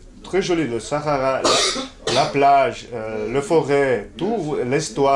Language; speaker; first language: French; non-native, learner; Spanish